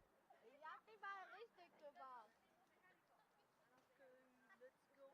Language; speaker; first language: Dutch; native; Dutch